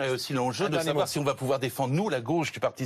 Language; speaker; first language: French; native; French